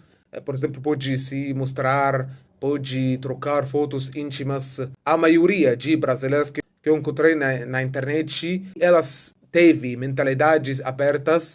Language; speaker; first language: Portuguese; non-native, fluent; Arabic